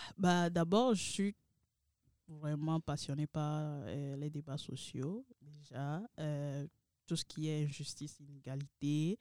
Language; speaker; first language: French; non-native, local second language; Ewe